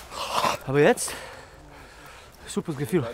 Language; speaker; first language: German; non-native, fluent; Czech